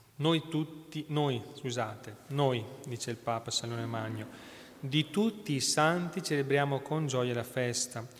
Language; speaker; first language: Italian; native; Italian